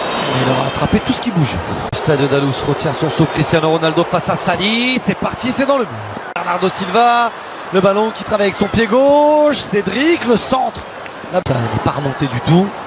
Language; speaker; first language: French; native; French